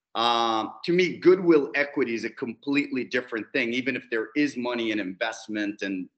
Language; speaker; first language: English; non-native, fluent; Spanish